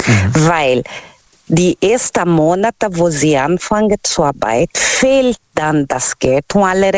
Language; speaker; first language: German; non-native, learner; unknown